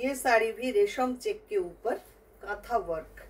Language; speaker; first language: Hindi; non-native, local second language; Bangla